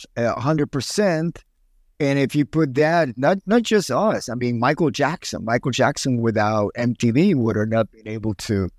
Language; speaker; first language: English; early bilingual, other home language; Spanish